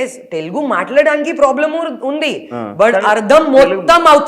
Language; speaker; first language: Telugu; non-native, learner; Hindi